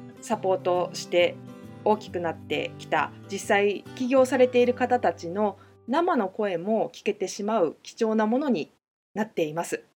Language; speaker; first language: Japanese; native; Japanese